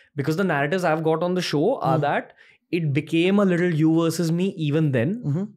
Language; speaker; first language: English; non-native, local second language; Hindi